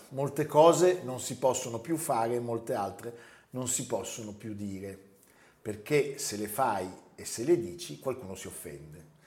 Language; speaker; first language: Italian; native; Italian